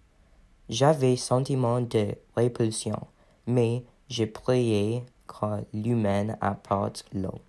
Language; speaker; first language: French; non-native, learner; English